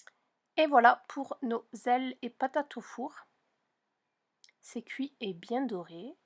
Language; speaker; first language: French; native; French